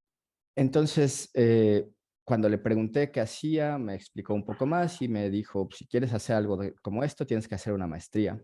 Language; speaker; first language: Spanish; native; Spanish